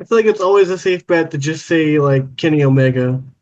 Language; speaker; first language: English; native; English